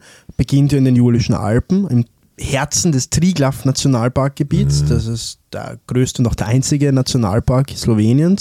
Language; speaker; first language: German; early bilingual, other home language; Italian